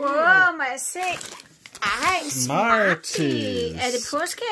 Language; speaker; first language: Danish; native; Danish